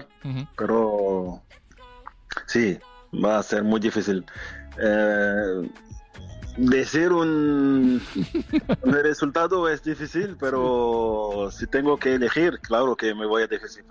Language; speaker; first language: Spanish; non-native, fluent; French